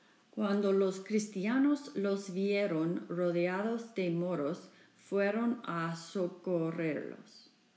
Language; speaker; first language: Spanish; non-native, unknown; English